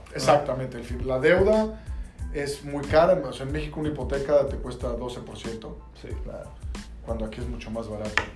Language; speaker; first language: Spanish; native; Spanish